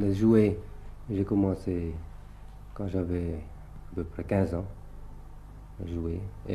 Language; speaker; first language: French; early bilingual, other home language; Thai